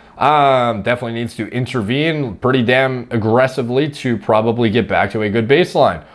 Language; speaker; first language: English; native; English